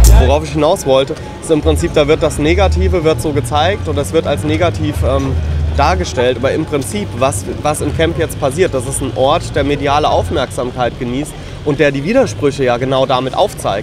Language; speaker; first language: German; native; German